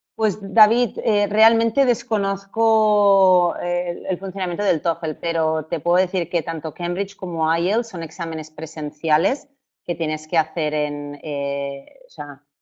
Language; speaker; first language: Spanish; native; Spanish